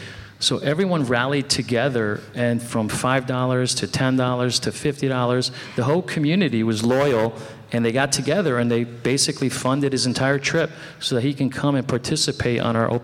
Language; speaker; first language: English; native; English